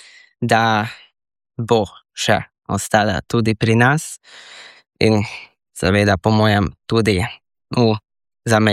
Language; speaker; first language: Slovenian; early bilingual, heritage; Slovenian